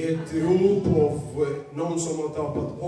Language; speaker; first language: Swedish; non-native, fluent; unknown